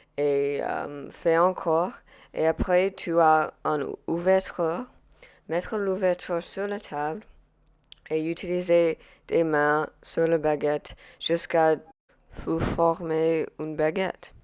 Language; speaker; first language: French; non-native, learner; English